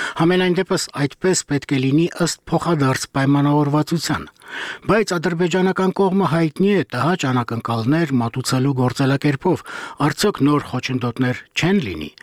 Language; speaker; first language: Armenian; native; Armenian